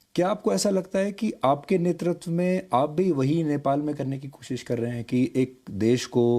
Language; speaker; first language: Hindi; native; Hindi